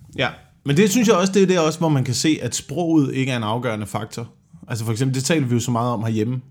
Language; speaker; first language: Danish; native; Danish